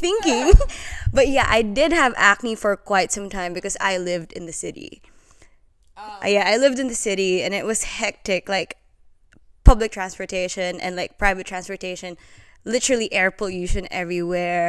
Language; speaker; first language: English; non-native, local second language; Filipino